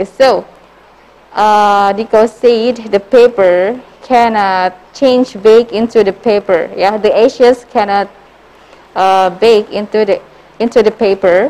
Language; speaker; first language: English; non-native, learner; Indonesian